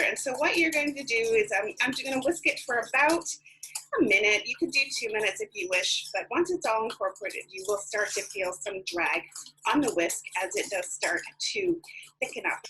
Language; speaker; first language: English; native; English